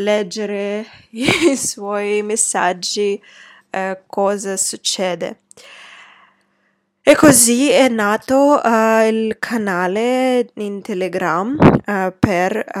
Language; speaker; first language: Italian; non-native, fluent; Russian